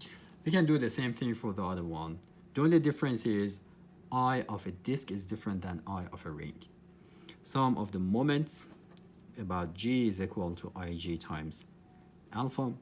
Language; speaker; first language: English; non-native, fluent; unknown